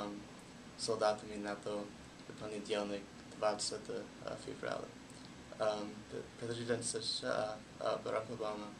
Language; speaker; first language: Russian; non-native, learner; English